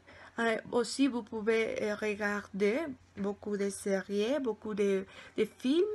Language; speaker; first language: French; non-native, learner; Spanish